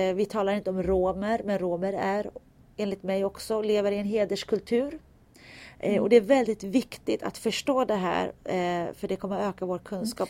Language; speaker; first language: Swedish; early bilingual, other home language; Turkish